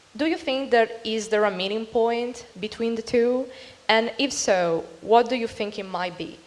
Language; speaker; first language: English; non-native, fluent; Italian